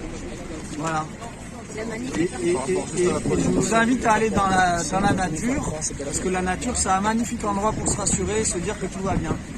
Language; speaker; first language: French; native; French